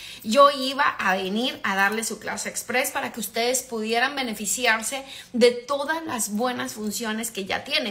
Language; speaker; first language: Spanish; native; Spanish